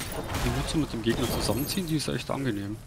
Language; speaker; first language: German; native; German